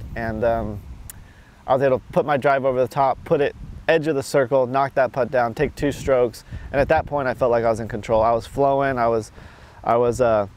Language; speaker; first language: English; native; English